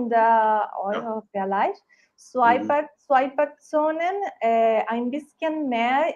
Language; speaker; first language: German; non-native, learner; Spanish